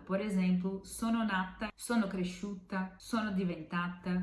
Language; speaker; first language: Italian; non-native, fluent; Portuguese